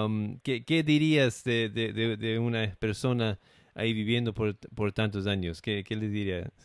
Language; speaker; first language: Spanish; non-native, fluent; English